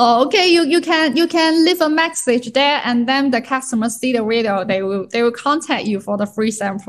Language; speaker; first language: English; non-native, learner; Chinese